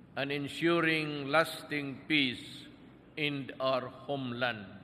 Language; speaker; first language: English; non-native, local second language; Filipino